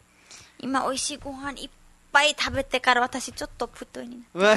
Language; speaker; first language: Japanese; non-native, learner; Nepali